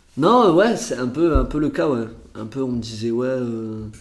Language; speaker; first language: French; early bilingual, other home language; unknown